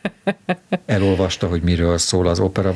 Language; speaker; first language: Hungarian; native; Hungarian